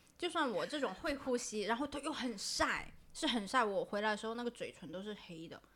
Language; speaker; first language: Chinese; non-native, local second language; Cantonese